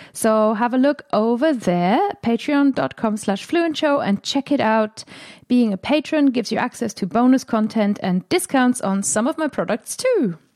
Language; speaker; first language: English; non-native, fluent; German